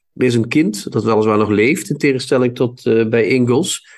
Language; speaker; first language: Dutch; native; Dutch